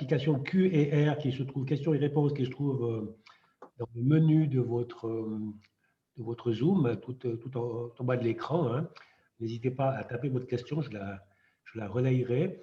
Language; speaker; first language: French; native; French